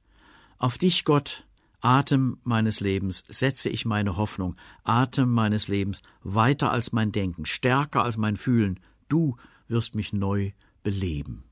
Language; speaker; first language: German; native; German